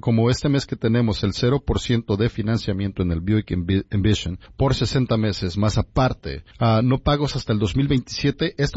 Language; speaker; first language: Spanish; native; Spanish